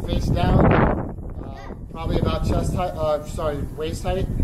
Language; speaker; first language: English; native; English